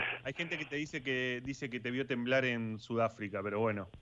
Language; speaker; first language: Spanish; native; Spanish